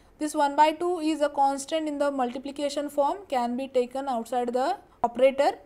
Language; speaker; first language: English; non-native, local second language; Marathi